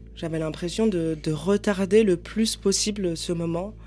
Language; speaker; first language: French; native; French